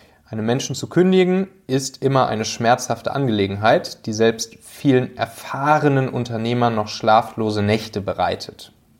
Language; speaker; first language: German; native; German